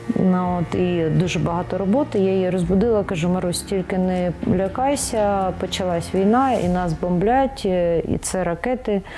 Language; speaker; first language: Ukrainian; non-native, local second language; Russian